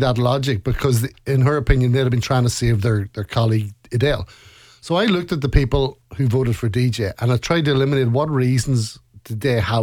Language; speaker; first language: English; native; English